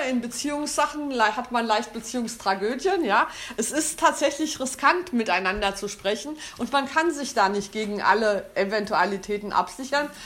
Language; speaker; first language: German; native; German